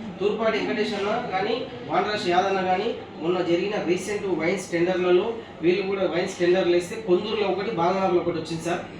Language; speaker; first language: Telugu; native; Telugu